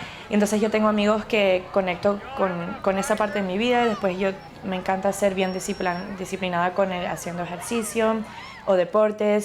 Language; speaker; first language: Spanish; early bilingual, other home language; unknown